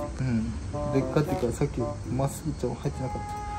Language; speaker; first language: Japanese; native; Japanese